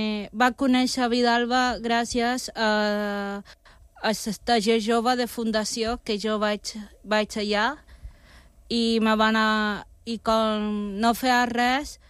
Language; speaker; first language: Catalan; non-native, local second language; Spanish